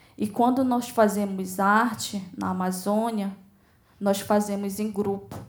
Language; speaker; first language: Portuguese; native; Portuguese